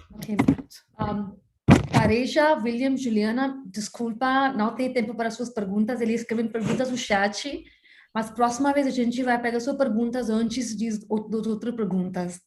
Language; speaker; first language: Portuguese; non-native, fluent; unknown